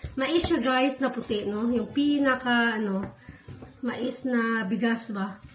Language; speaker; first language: Filipino; non-native, local second language; Hiligaynon